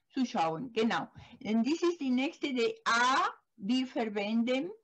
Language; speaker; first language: German; non-native, learner; Spanish